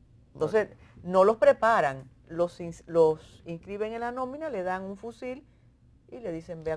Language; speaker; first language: Spanish; native; Spanish